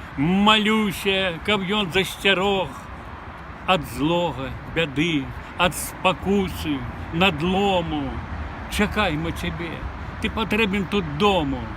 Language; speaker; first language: Belarusian; native; Belarusian